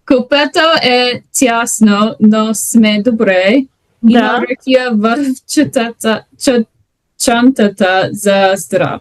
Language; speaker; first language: Bulgarian; non-native, learner; English